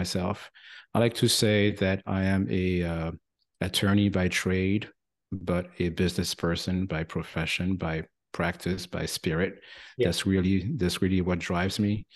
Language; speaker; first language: English; non-native, fluent; French